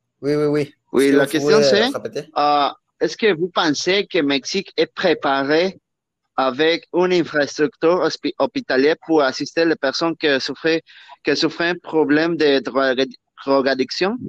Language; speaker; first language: French; non-native, learner; Spanish